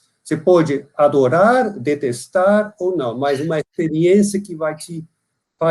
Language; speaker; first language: Portuguese; non-native, fluent; Dutch